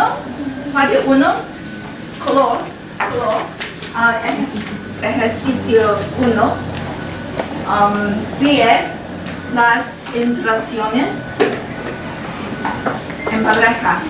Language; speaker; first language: Spanish; non-native, learner; Chinese